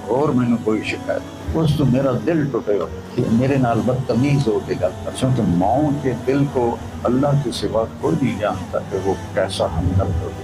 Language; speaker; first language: Urdu; non-native, local second language; Punjabi